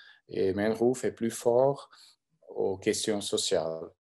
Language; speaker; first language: French; non-native, local second language; German